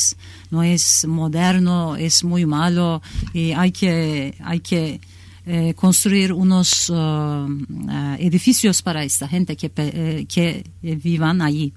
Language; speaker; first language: Spanish; non-native, learner; Kurdish